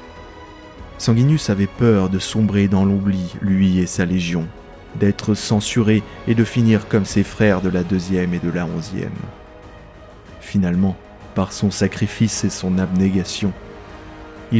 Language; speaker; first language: French; native; French